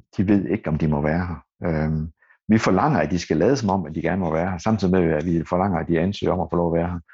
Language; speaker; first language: Danish; native; Danish